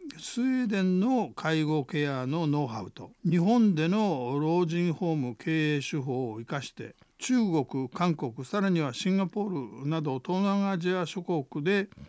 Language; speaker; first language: Japanese; native; Japanese